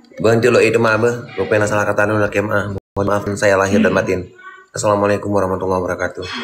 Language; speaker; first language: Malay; non-native, local second language; Achinese